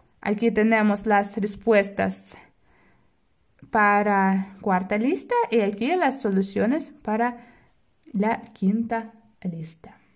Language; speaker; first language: Spanish; non-native, fluent; Russian